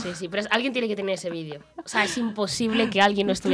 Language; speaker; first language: Spanish; native; Spanish